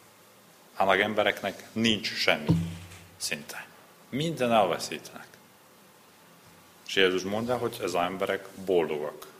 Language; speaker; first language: Hungarian; non-native, learner; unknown